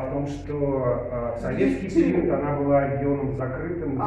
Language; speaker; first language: Russian; native; Russian